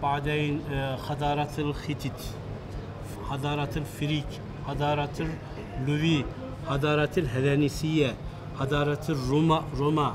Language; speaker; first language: Arabic; non-native, fluent; Turkish